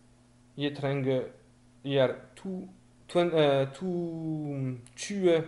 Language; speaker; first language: Norwegian; non-native, fluent; French